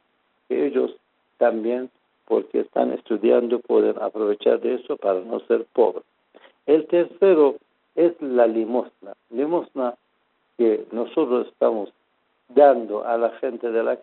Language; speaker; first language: Spanish; non-native, fluent; Persian